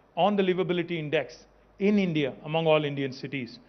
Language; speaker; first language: English; non-native, local second language; Telugu